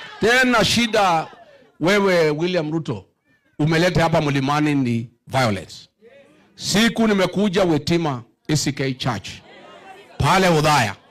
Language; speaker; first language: Swahili; non-native, local second language; Kikuyu